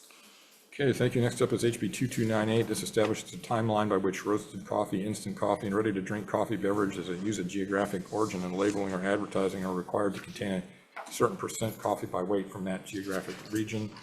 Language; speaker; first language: English; native; English